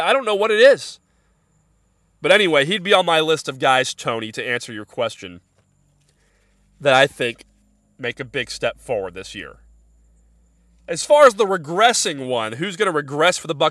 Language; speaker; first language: English; native; English